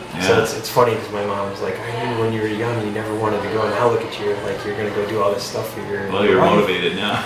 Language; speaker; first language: English; native; English